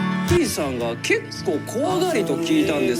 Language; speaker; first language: Japanese; native; Japanese